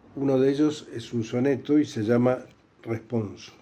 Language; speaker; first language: Spanish; native; Spanish